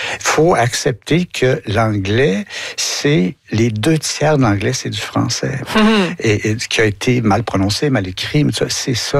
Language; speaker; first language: French; native; French